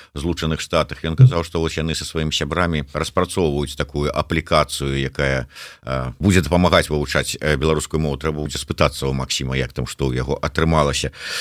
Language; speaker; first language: Belarusian; native; Belarusian